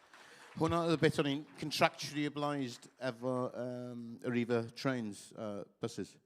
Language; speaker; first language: Welsh; native; Welsh